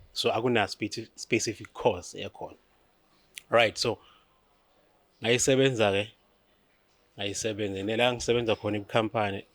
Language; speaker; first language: Zulu; native; Zulu